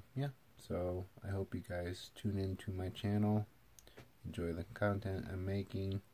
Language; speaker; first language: English; native; English